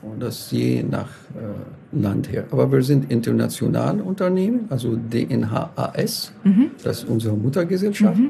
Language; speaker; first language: German; non-native, fluent; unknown